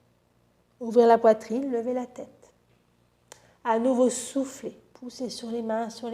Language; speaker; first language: French; native; French